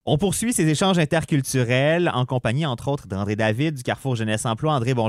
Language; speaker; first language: French; native; French